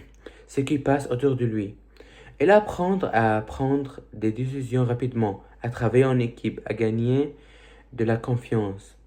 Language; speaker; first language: French; early bilingual, other home language; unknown